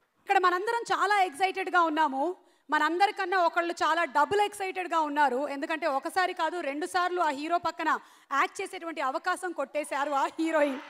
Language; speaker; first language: Telugu; native; Telugu